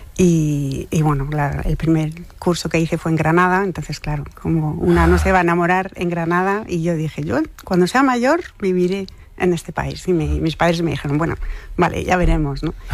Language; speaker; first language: Spanish; non-native, fluent; French